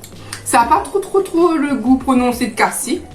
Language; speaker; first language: French; native; French